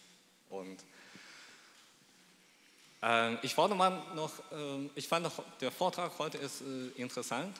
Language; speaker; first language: German; non-native, fluent; Chinese